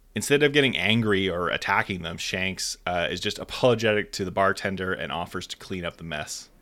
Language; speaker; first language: English; native; English